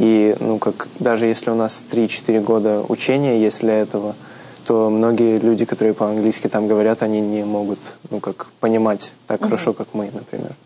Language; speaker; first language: Russian; early bilingual, heritage; Russian